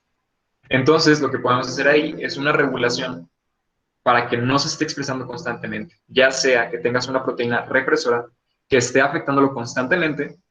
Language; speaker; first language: Spanish; native; Spanish